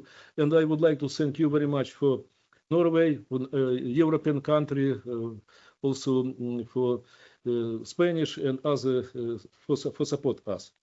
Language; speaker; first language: English; non-native, learner; Ukrainian